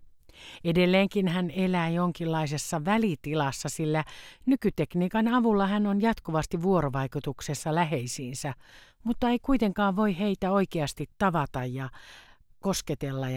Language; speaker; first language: Finnish; native; Finnish